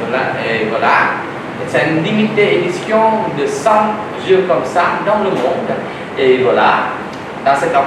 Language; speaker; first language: French; non-native, learner; Vietnamese